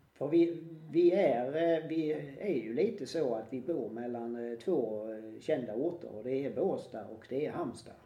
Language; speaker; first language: Swedish; native; Swedish